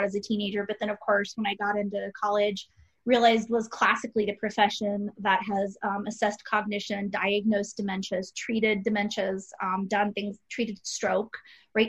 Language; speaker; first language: English; native; English